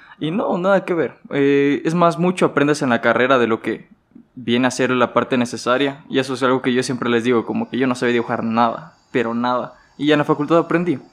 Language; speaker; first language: Spanish; native; Spanish